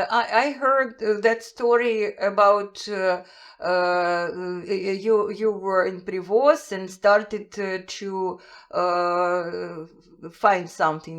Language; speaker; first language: English; non-native, fluent; Russian